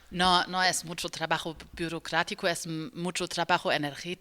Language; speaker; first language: Spanish; non-native, learner; German